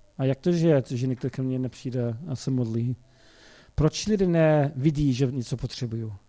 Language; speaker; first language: Czech; non-native, fluent; English